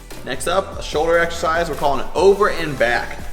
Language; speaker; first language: English; native; English